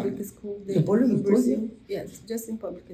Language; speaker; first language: English; non-native, learner; Portuguese